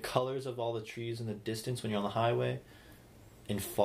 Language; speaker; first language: English; native; English